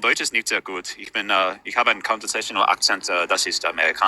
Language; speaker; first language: German; non-native, learner; English